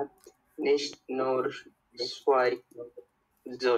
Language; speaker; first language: German; non-native, learner; Bangla